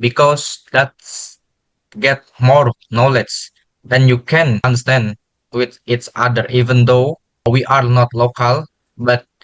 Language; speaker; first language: English; non-native, learner; Indonesian